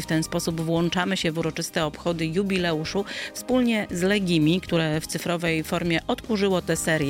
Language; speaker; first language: Polish; native; Polish